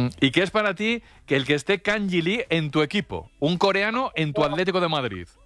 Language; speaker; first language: Spanish; native; Spanish